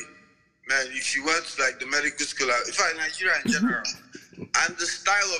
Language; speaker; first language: English; non-native, local second language; Igbo